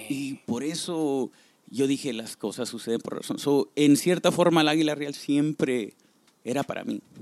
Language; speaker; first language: Spanish; early bilingual, heritage; Spanish